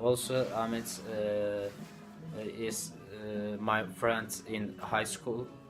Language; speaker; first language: English; non-native, learner; Turkish